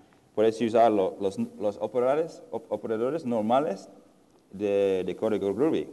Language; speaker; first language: Spanish; non-native, fluent; English